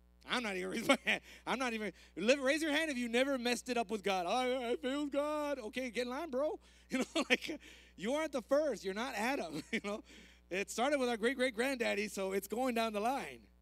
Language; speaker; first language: English; early bilingual, other home language; Spanish